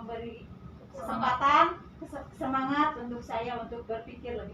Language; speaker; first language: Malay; non-native, local second language; Sundanese